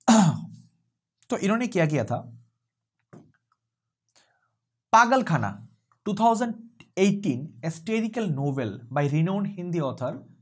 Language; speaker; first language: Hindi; non-native, local second language; Bangla